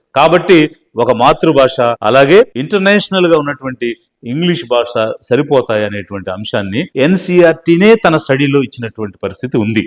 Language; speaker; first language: Telugu; native; Telugu